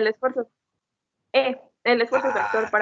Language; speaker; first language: Spanish; native; Spanish